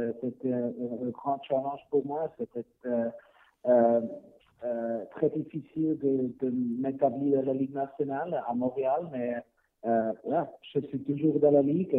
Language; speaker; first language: French; non-native, learner; Swiss German